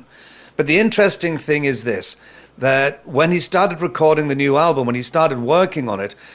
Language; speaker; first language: English; native; English